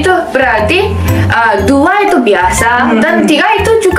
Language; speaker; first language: Indonesian; non-native, learner; Japanese